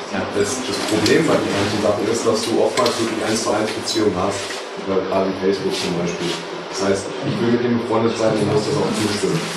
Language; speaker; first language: German; native; German